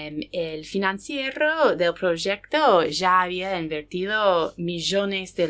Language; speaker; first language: Spanish; non-native, fluent; English